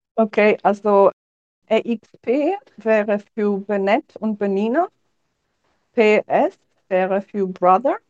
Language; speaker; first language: German; non-native, fluent; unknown